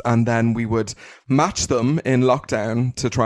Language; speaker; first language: English; native; English